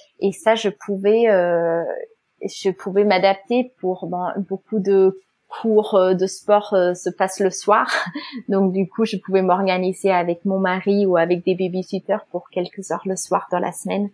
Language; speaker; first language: French; non-native, fluent; German